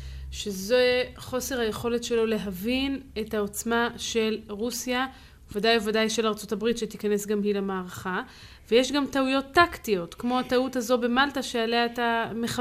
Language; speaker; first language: Hebrew; native; Hebrew